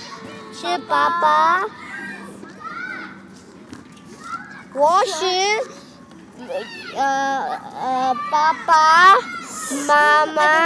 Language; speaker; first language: Chinese; non-native, learner; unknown